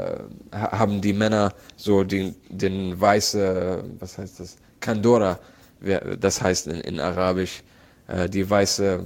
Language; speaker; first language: German; non-native, learner; Arabic